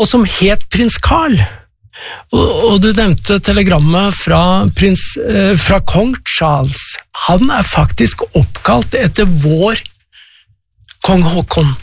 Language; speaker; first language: Norwegian; native; Norwegian